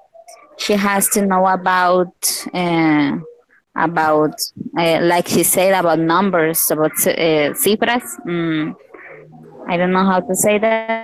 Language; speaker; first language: English; non-native, learner; Spanish